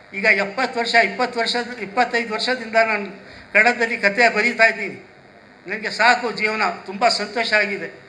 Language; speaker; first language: Kannada; non-native, local second language; Urdu